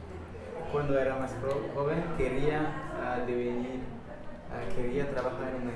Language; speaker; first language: Spanish; non-native, learner; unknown